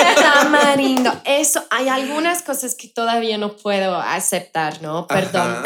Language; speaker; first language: Spanish; non-native, fluent; English